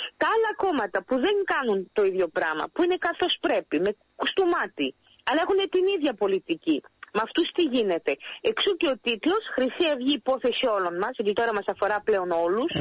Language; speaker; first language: Greek; early bilingual, heritage; Greek